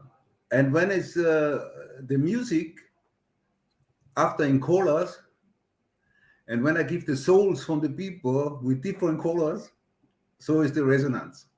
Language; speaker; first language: English; non-native, learner; German